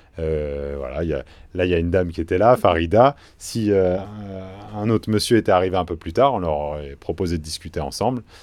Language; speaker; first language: French; native; French